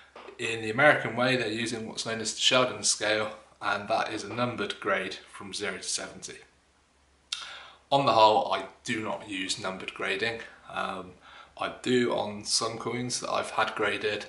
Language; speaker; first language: English; native; English